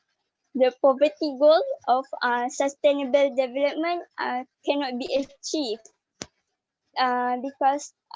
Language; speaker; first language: English; non-native, learner; Indonesian